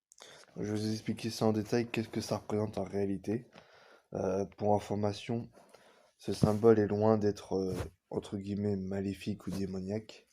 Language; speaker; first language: French; native; French